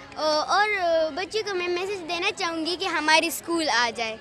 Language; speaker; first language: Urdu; non-native, local second language; Pashto